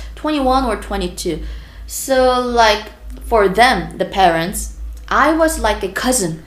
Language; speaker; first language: English; non-native, fluent; Korean